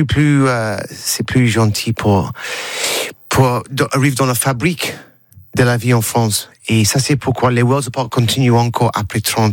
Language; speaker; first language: French; non-native, learner; English